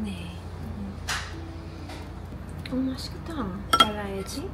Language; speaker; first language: Korean; non-native, learner; English